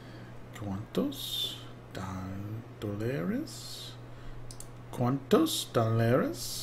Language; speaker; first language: Spanish; non-native, learner; English